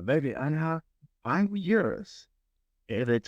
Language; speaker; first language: English; non-native, learner; Spanish